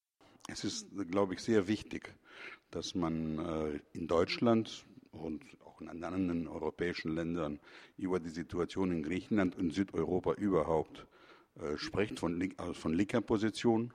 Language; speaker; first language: German; non-native, fluent; Greek